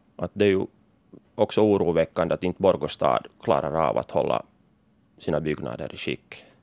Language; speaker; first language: Swedish; native; Swedish